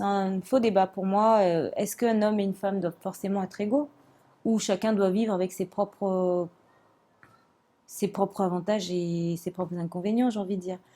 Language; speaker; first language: French; non-native, local second language; Comorian